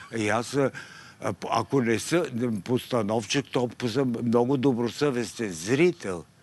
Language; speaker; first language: Bulgarian; native; Bulgarian